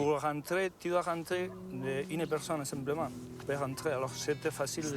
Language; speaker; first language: French; non-native, fluent; Spanish